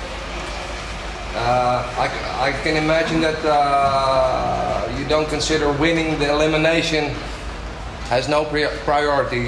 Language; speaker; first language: English; non-native, fluent; Dutch